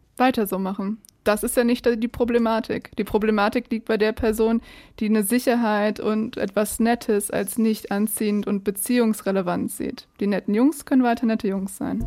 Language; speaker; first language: German; native; German